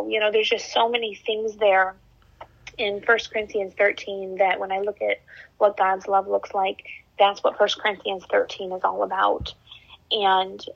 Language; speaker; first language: English; native; English